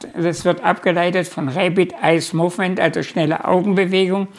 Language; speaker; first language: German; native; German